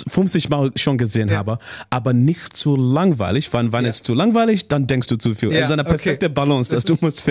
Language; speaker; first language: German; non-native, learner; English